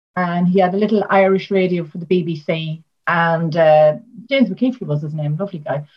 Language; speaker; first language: English; native; English